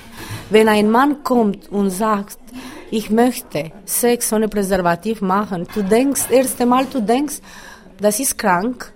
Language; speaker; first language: German; non-native, learner; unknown